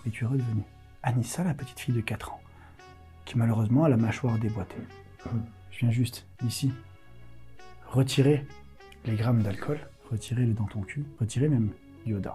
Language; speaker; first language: French; native; French